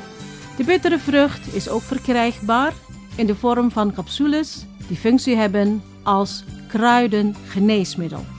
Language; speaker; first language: Dutch; non-native, fluent; Indonesian